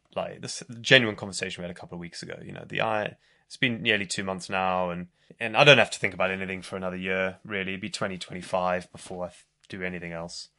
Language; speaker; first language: English; native; English